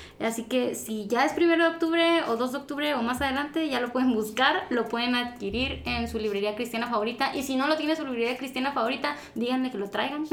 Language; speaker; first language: Spanish; native; Spanish